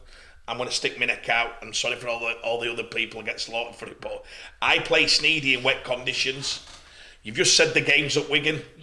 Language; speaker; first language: English; native; English